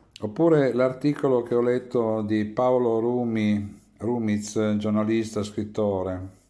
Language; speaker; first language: Italian; native; Italian